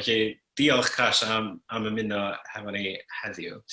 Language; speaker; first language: Welsh; native; Welsh